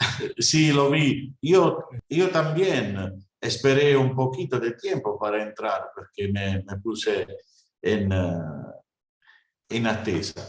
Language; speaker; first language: Spanish; non-native, fluent; Italian